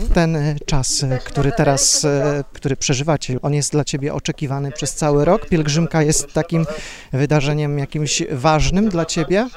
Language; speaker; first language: Polish; native; Polish